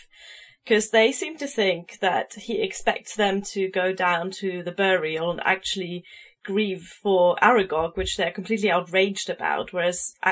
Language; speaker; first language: English; non-native, fluent; German